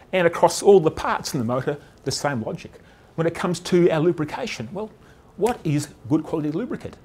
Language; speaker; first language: English; native; English